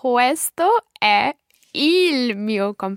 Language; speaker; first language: Italian; non-native, learner; English